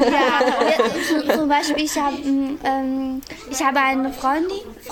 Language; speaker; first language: German; non-native, learner; Chinese